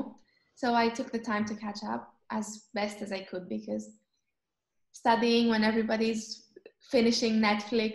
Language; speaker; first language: English; non-native, fluent; Greek